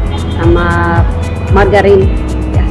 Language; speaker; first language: Indonesian; non-native, learner; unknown